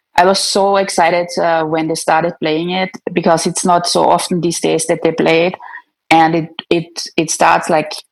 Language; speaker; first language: English; non-native, fluent; German